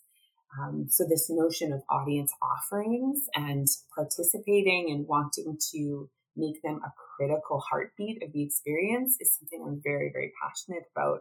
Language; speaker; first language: English; native; English